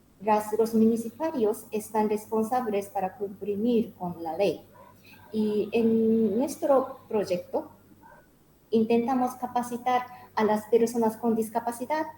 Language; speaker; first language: Spanish; non-native, learner; Japanese